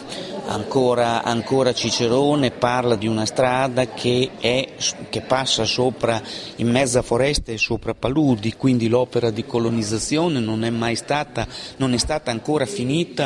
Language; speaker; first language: Italian; native; Italian